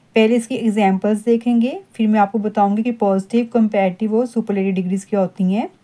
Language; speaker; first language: Hindi; non-native, local second language; Punjabi